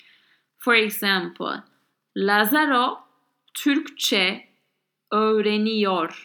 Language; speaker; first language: Turkish; non-native, learner; English